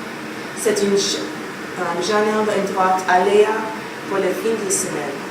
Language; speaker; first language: French; non-native, learner; English